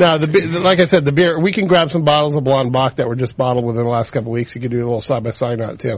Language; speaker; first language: English; native; English